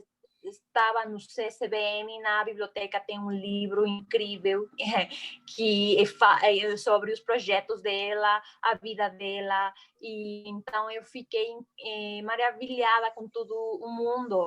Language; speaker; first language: Portuguese; non-native, fluent; Spanish